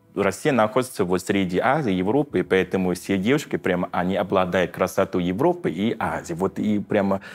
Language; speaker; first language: Russian; non-native, fluent; Vietnamese